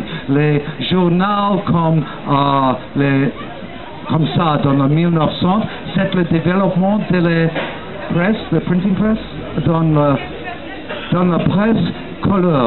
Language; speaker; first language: French; non-native, learner; English